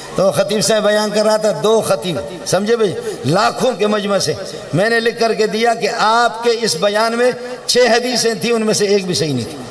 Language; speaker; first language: Urdu; non-native, local second language; Brahui